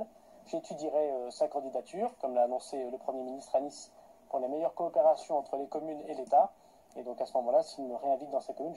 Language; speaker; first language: French; native; French